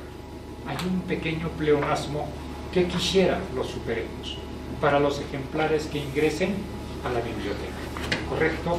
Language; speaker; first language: Spanish; native; Spanish